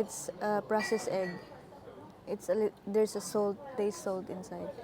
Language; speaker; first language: English; non-native, local second language; Cebuano